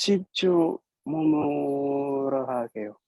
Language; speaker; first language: Korean; non-native, learner; Indonesian